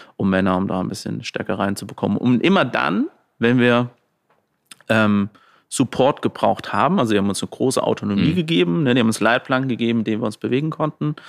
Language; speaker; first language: German; native; German